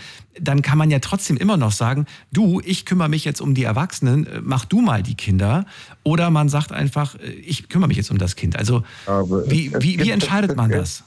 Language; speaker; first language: German; native; German